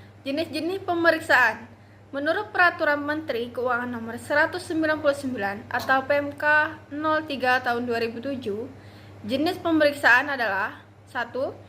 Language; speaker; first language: Indonesian; native; Indonesian